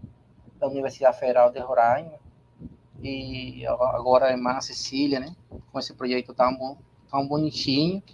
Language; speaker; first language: Portuguese; non-native, learner; Spanish